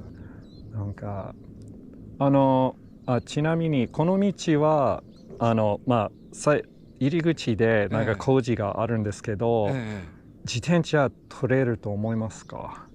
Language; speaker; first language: Japanese; non-native, learner; English